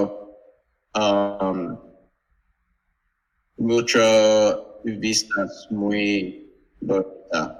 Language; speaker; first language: Spanish; non-native, learner; English